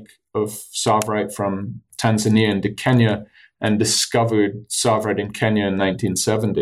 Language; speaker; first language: English; native; English